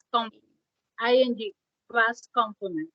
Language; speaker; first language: English; non-native, learner; Spanish